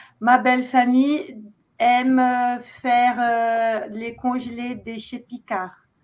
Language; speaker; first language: French; non-native, fluent; Portuguese